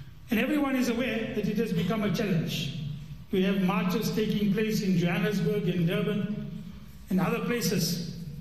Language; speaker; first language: English; early bilingual, other home language; Urdu